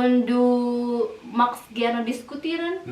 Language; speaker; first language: German; non-native, learner; Indonesian